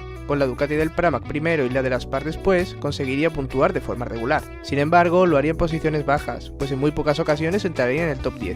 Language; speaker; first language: Spanish; native; Spanish